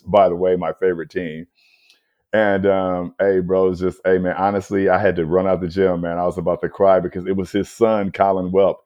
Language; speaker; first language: English; native; English